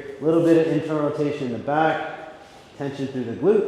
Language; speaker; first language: English; native; English